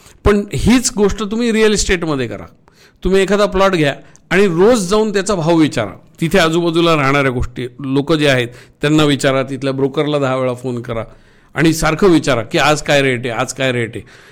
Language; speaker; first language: Marathi; native; Marathi